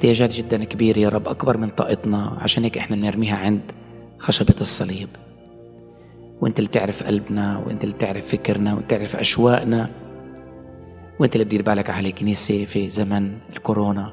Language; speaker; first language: Arabic; native; Arabic